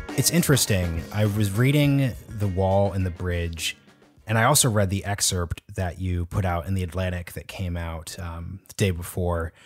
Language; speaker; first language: English; native; English